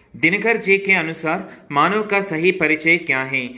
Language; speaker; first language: Hindi; non-native, local second language; Kannada